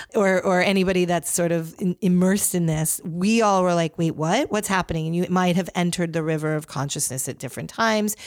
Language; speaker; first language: English; native; English